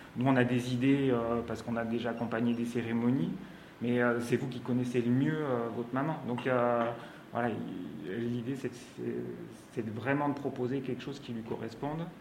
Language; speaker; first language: French; native; French